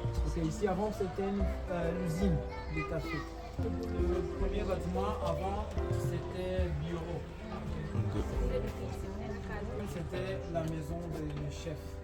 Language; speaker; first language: French; non-native, learner; Portuguese